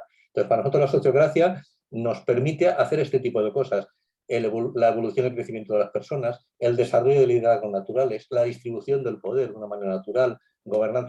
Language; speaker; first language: Spanish; native; Spanish